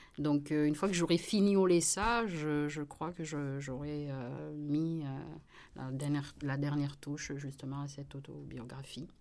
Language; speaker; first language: French; native; French